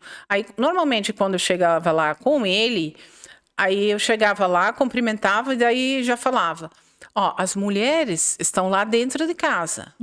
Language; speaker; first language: Portuguese; non-native, fluent; Dutch